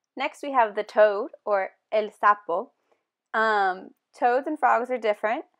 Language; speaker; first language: English; native; English